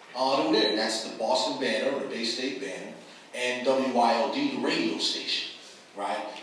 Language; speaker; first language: English; native; English